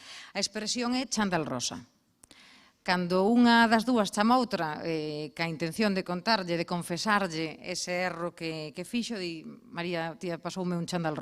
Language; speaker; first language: Galician; native; Galician